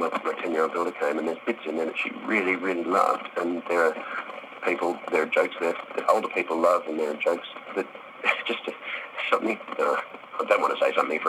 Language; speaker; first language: English; native; English